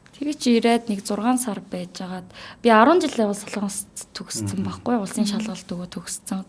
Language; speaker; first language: Mongolian; non-native, fluent; Korean